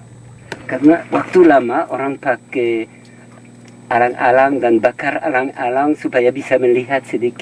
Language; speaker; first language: Indonesian; non-native, fluent; French